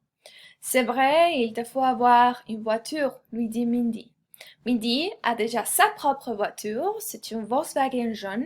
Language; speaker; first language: French; non-native, fluent; Spanish